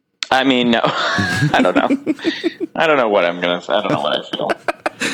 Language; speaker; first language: English; native; English